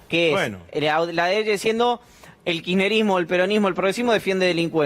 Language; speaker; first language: Spanish; native; Spanish